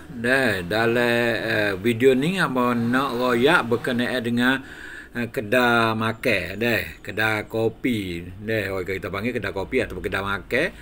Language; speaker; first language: Malay; native; Malay